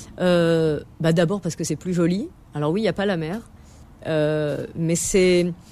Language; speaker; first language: French; native; French